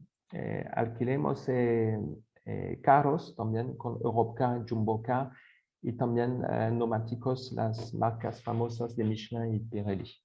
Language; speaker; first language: Spanish; non-native, fluent; French